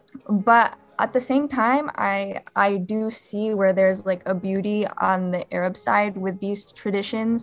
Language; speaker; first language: English; early bilingual, other home language; Arabic